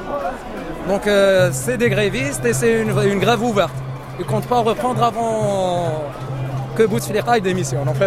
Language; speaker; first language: French; non-native, local second language; Arabic